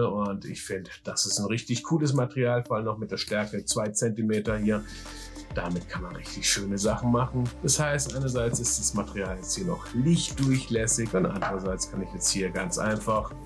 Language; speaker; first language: German; native; German